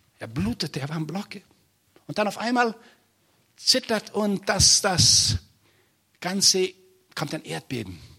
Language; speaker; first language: German; non-native, fluent; Portuguese